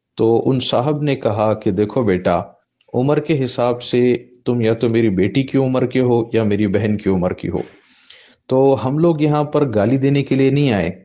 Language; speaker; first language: Hindi; native; Hindi